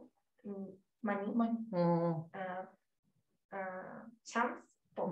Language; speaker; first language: Korean; non-native, learner; Turkish